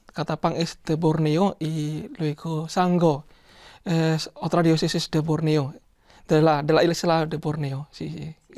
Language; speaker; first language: Spanish; non-native, learner; Indonesian